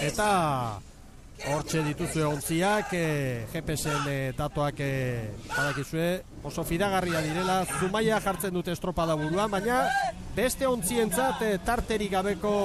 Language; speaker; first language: Basque; native; Basque